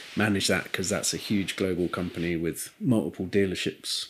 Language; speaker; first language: English; native; English